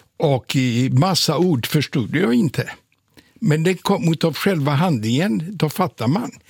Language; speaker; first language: Swedish; non-native, fluent; Polish